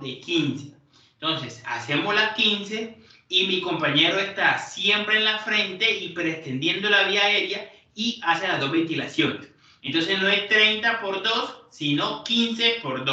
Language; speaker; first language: Spanish; native; Spanish